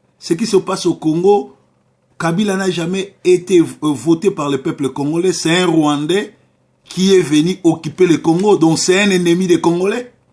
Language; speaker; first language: French; non-native, local second language; Lingala